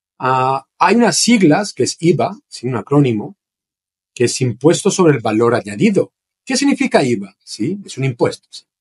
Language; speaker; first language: Spanish; native; Spanish